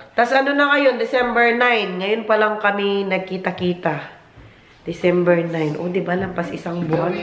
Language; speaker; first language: Filipino; non-native, local second language; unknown